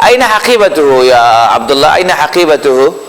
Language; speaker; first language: Arabic; non-native, fluent; Urdu